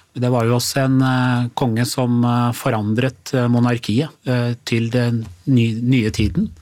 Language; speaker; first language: Norwegian; early bilingual, other home language; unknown